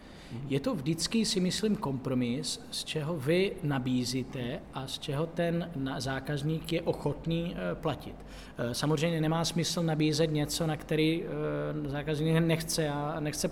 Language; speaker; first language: Czech; non-native, fluent; Italian